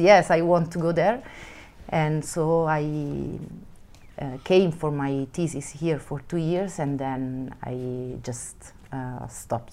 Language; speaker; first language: English; non-native, fluent; Italian